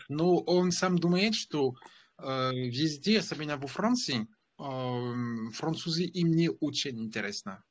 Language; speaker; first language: Russian; non-native, fluent; French